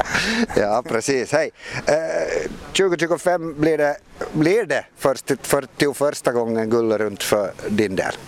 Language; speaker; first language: Swedish; native; Swedish